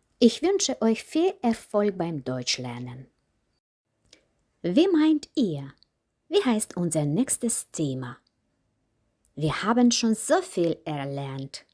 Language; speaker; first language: German; non-native, fluent; Ukrainian